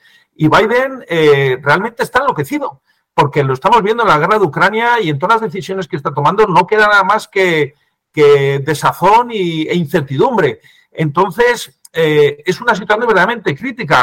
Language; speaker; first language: Spanish; native; Spanish